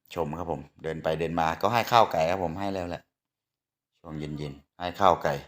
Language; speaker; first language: Thai; native; Thai